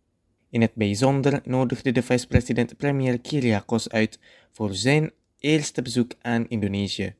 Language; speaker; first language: Dutch; non-native, fluent; Indonesian